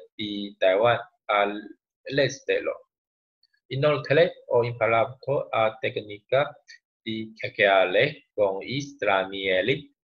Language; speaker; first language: Italian; non-native, learner; Chinese